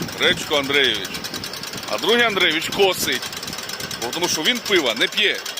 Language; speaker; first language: Ukrainian; native; Ukrainian